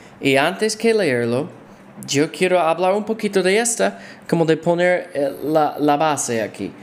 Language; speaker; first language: Spanish; non-native, fluent; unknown